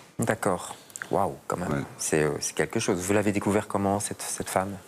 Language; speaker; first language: French; native; French